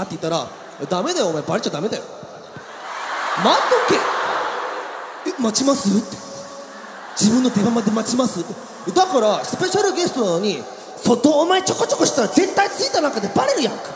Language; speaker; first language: Japanese; native; Japanese